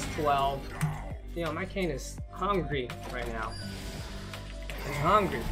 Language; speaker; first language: English; native; English